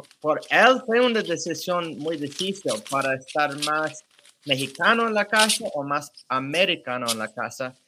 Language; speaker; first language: Spanish; early bilingual, heritage; English